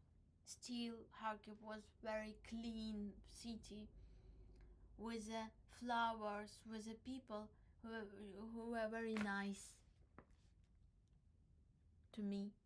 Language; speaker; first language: English; non-native, learner; Crimean Tatar